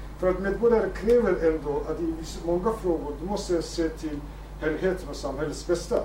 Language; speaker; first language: Swedish; non-native, fluent; Kurdish